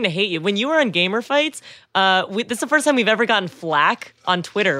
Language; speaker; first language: English; native; English